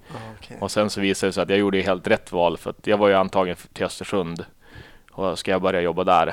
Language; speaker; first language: Swedish; native; Swedish